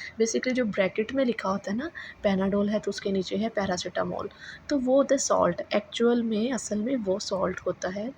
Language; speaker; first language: Urdu; native; Urdu